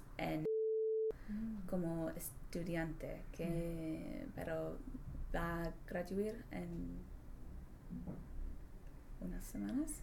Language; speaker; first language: Spanish; non-native, learner; English